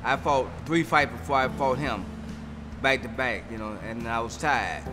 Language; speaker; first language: English; native; English